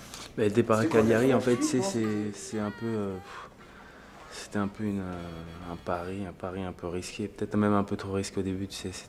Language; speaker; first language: French; native; French